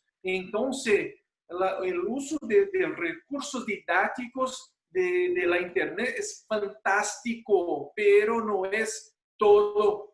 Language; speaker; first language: Spanish; non-native, fluent; Portuguese